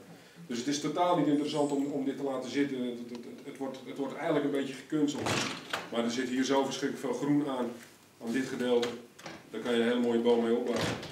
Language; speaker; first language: Dutch; native; Dutch